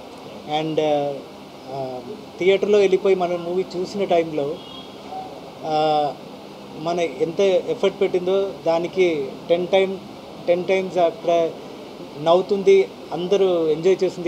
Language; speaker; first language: Telugu; non-native, fluent; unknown